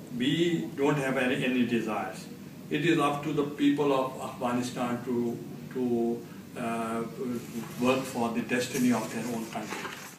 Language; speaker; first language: English; non-native, local second language; Saraiki